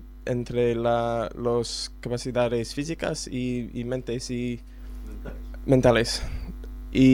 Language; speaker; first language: Spanish; non-native, learner; English